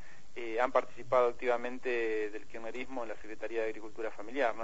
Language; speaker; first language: Spanish; native; Spanish